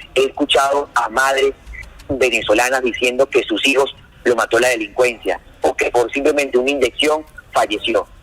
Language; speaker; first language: Spanish; native; Spanish